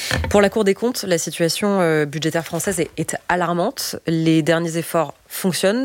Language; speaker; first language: French; native; French